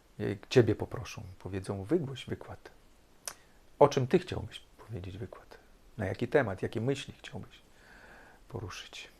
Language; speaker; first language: Polish; early bilingual, heritage; Polish